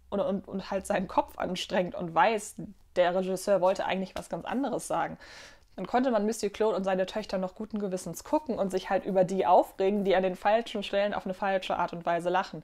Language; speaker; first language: German; native; German